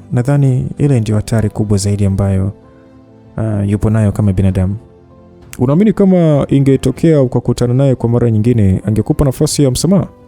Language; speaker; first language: Swahili; native; Swahili